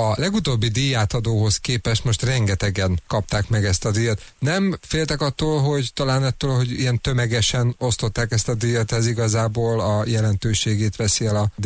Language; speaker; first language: Hungarian; native; Hungarian